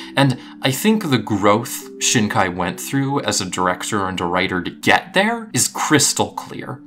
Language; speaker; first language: English; native; English